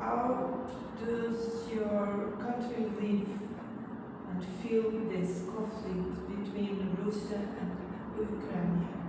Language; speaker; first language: English; non-native, learner; Portuguese